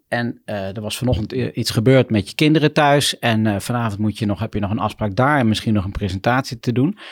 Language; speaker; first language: Dutch; native; Dutch